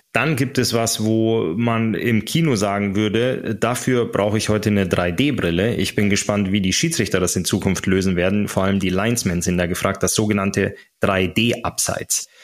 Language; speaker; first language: German; native; German